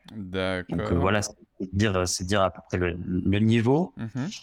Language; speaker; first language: French; native; French